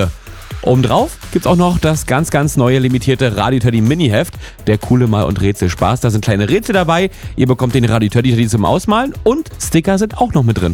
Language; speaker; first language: German; native; German